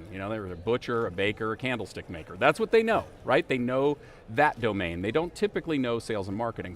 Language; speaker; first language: English; native; English